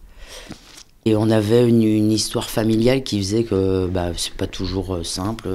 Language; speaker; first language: French; native; French